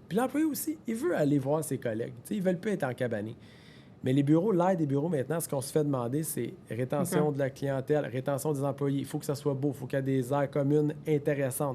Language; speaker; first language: French; native; French